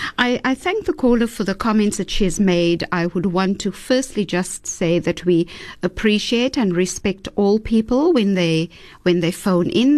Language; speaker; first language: English; early bilingual, other home language; Afrikaans